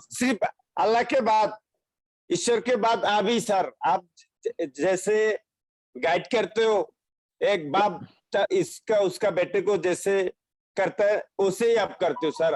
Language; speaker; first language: Hindi; non-native, fluent; Bangla